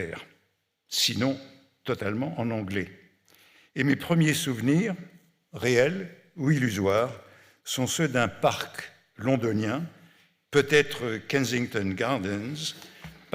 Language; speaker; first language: French; native; French